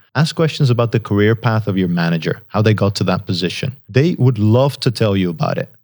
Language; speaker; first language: English; non-native, fluent; Dutch